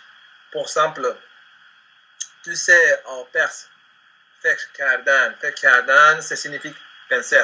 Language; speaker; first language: French; non-native, learner; Spanish